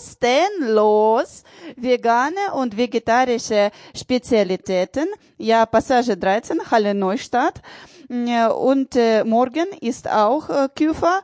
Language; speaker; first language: German; non-native, learner; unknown